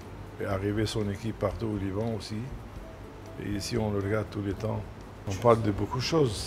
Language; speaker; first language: French; non-native, learner; Arabic